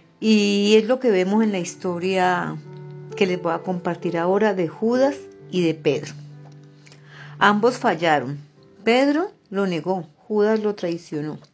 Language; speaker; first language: Spanish; native; Spanish